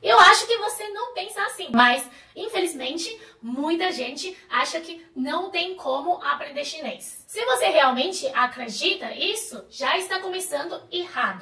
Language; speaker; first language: Portuguese; non-native, fluent; Chinese